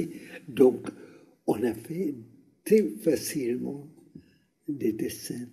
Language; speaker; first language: French; non-native, learner; Hungarian